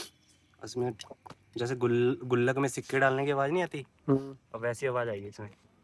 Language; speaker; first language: Hindi; non-native, local second language; Punjabi